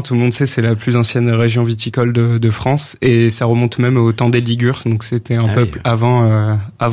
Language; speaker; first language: French; native; French